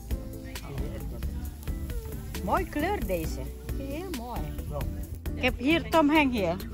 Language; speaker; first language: Dutch; non-native, learner; Indonesian